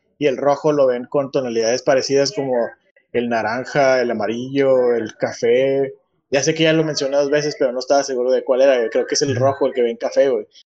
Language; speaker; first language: Spanish; native; Spanish